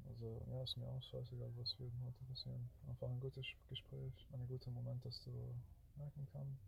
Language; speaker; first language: German; non-native, learner; Arabic